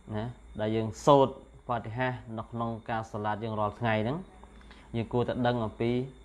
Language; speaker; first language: Khmer; native; Khmer